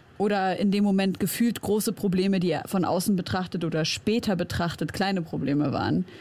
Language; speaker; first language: German; early bilingual, other home language; Arabic